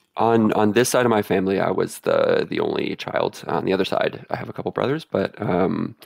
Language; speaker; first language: English; native; English